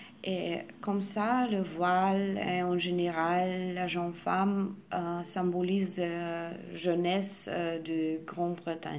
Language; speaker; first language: French; non-native, learner; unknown